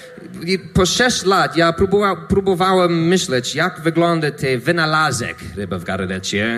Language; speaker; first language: Polish; non-native, learner; English